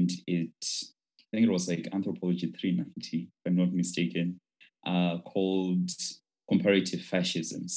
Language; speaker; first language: English; non-native, local second language; Shona